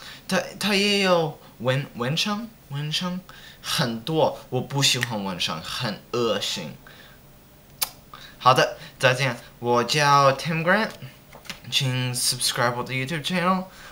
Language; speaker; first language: Chinese; non-native, learner; English